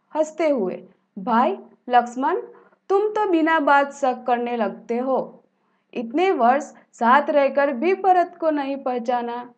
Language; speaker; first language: Hindi; non-native, local second language; Gujarati